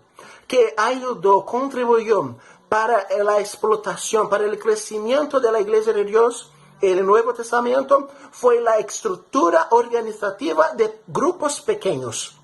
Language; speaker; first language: Spanish; non-native, fluent; Portuguese